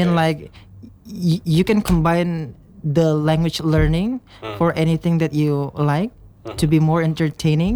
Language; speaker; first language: English; non-native, learner; Indonesian